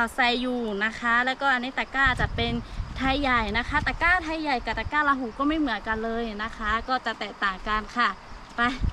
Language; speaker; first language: Thai; non-native, local second language; Lahu